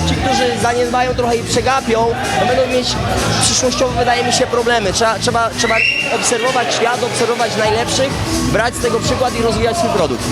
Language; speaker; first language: Polish; native; Polish